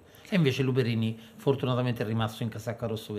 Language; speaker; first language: Italian; native; Italian